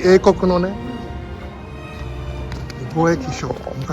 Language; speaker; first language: Japanese; native; Japanese